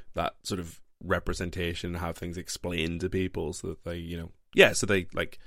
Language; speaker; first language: English; native; English